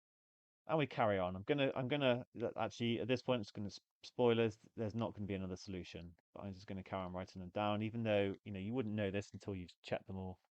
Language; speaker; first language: English; native; English